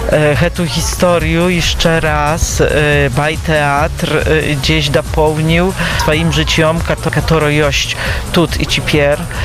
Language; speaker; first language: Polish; non-native, local second language; Belarusian